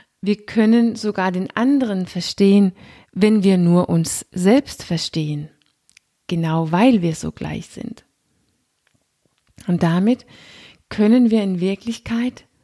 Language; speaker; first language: German; non-native, fluent; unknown